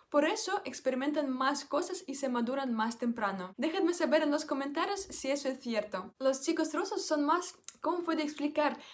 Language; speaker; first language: Spanish; non-native, fluent; Russian